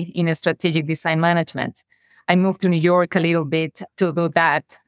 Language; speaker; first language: English; non-native, fluent; Spanish